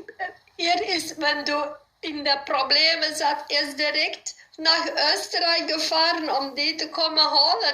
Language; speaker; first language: German; non-native, learner; Dutch